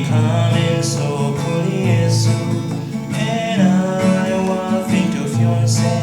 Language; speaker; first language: English; non-native, local second language; Bemba